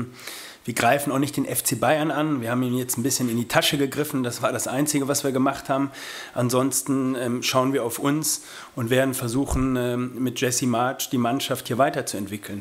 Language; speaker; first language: German; native; German